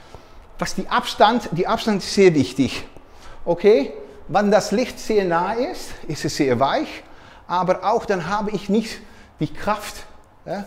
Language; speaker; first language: German; non-native, learner; Dutch